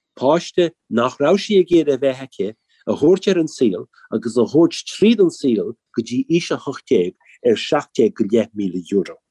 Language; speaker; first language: Irish; native; Irish